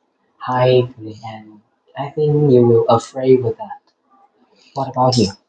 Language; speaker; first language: English; non-native, learner; Vietnamese